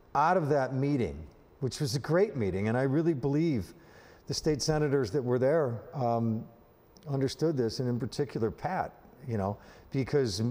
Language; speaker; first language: English; native; English